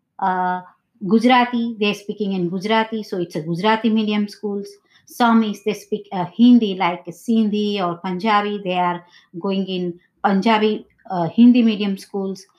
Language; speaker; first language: English; non-native, local second language; Gujarati